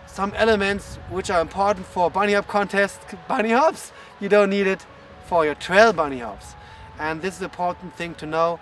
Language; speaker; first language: English; non-native, fluent; German